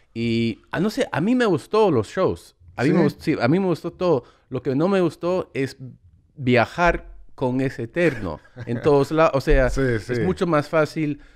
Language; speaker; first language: Spanish; early bilingual, heritage; Spanish